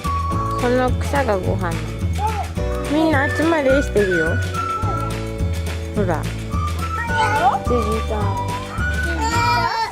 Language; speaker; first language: Japanese; native; Japanese